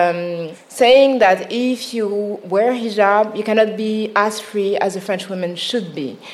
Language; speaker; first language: English; non-native, fluent; French